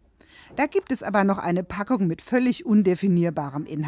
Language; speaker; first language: German; native; German